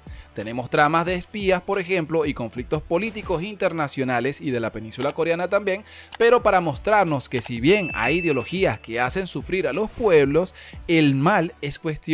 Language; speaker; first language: Spanish; native; Spanish